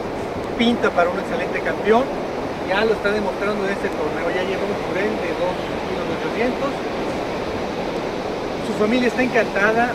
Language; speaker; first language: Spanish; native; Spanish